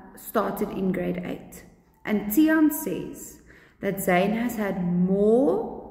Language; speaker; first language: English; non-native, local second language; Afrikaans